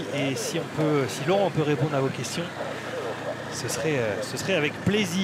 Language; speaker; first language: French; native; French